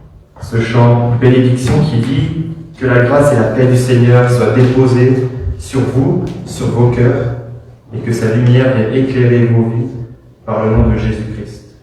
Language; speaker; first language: French; native; French